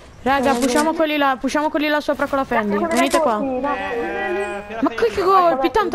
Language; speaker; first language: Italian; native; Italian